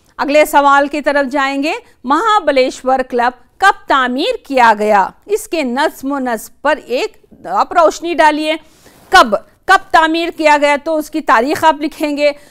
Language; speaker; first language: Urdu; native; Urdu